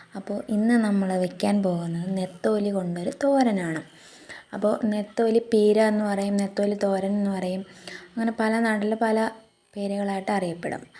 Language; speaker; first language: Malayalam; native; Malayalam